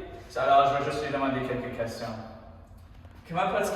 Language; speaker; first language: French; native; French